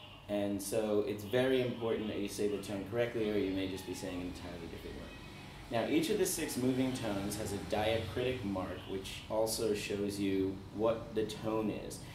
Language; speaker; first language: English; native; English